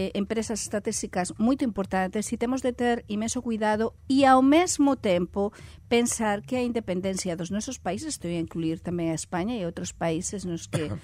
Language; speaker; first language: Portuguese; non-native, fluent; Spanish